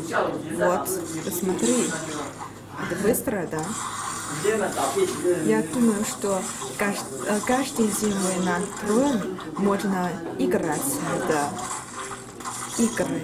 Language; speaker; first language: Russian; non-native, learner; Chinese